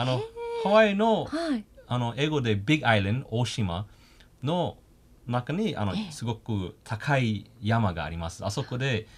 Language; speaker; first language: Japanese; non-native, fluent; English